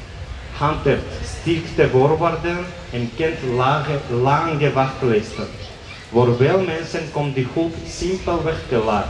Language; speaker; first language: Dutch; non-native, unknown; Georgian